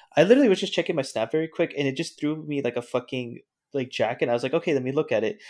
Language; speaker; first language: English; native; English